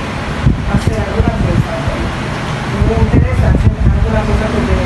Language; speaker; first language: Spanish; non-native, learner; Haitian Creole